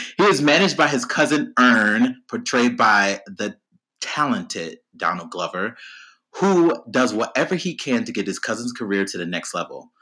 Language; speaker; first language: English; native; English